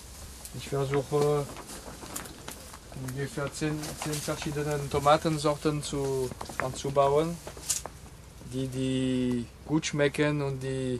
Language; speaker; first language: German; non-native, fluent; French